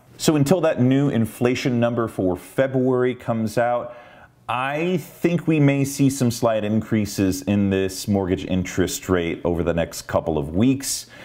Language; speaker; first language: English; native; English